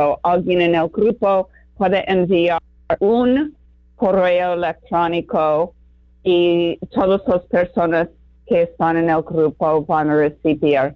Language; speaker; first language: Spanish; non-native, learner; English